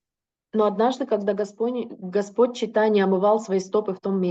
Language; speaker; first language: Russian; native; Russian